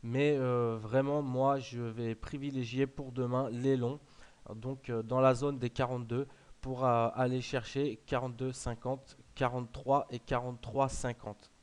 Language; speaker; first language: French; native; French